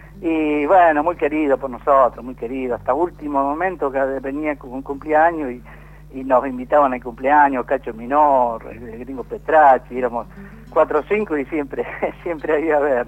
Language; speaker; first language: Spanish; native; Spanish